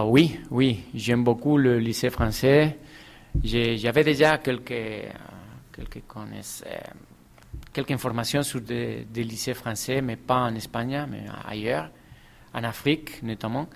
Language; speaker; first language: French; non-native, fluent; Spanish